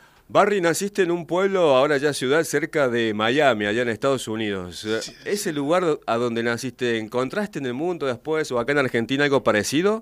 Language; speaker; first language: Spanish; native; Spanish